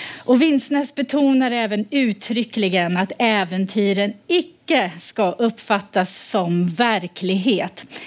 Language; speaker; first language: Swedish; native; Swedish